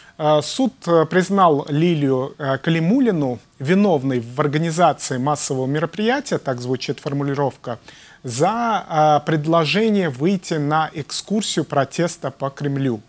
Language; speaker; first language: Russian; native; Russian